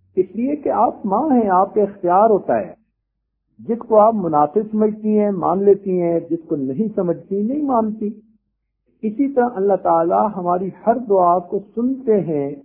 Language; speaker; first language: Urdu; native; Urdu